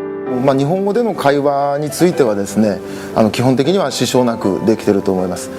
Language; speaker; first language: Japanese; native; Japanese